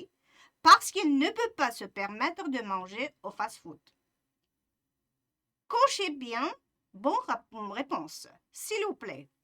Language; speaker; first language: French; non-native, fluent; Uzbek